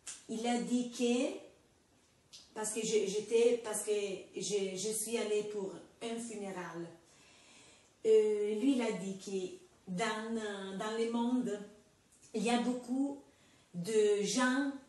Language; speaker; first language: French; non-native, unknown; Italian